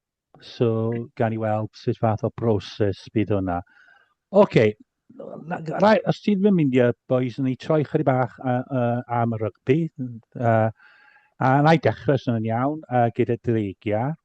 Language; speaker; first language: Welsh; non-native, fluent; English